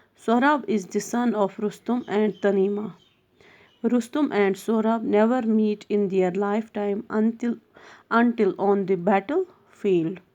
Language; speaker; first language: English; non-native, local second language; Urdu